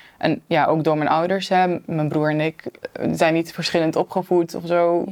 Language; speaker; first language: Dutch; early bilingual, other home language; Turkish